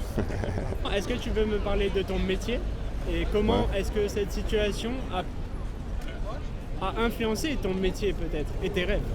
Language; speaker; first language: French; native; French